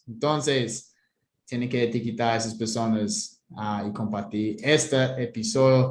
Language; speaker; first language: Spanish; non-native, fluent; English